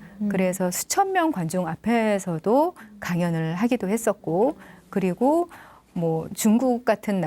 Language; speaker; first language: Korean; native; Korean